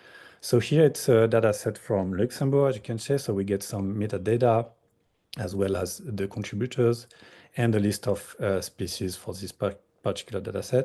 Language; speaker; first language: English; non-native, fluent; French